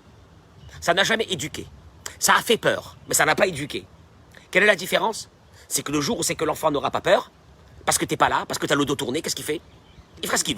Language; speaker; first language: French; native; French